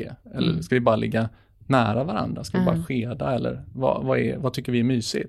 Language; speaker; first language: Swedish; native; Swedish